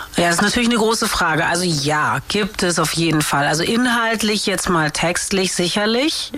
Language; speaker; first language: German; native; German